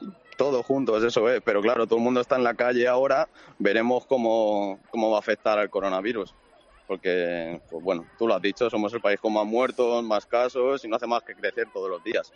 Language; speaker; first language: Spanish; native; Spanish